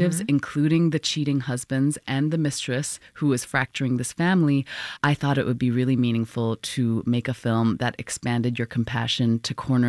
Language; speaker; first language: English; non-native, local second language; Cantonese